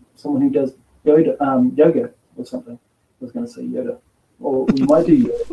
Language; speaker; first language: English; native; English